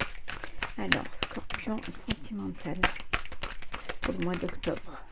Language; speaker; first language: French; native; French